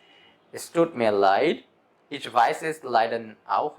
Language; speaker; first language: German; non-native, fluent; Bangla